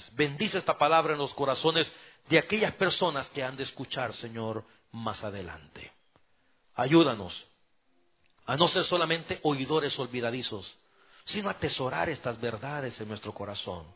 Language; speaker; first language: Spanish; native; Spanish